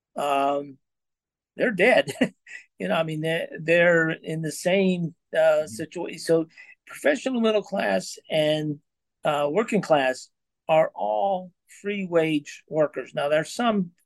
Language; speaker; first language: English; native; English